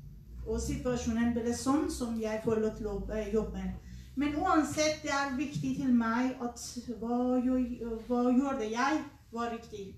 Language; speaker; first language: Norwegian; non-native, learner; Persian